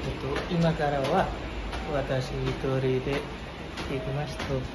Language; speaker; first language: Japanese; non-native, learner; Nepali